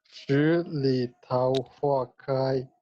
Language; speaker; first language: Chinese; non-native, learner; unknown